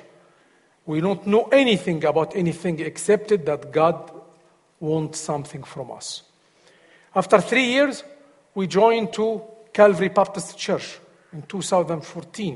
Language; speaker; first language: English; non-native, learner; Arabic